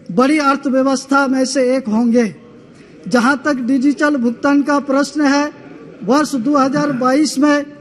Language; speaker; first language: Hindi; native; Hindi